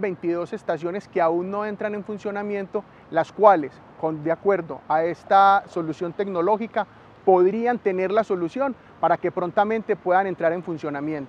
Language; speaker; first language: Spanish; native; Spanish